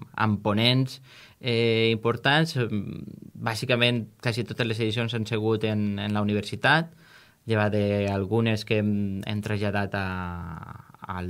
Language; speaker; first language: Catalan; native; Catalan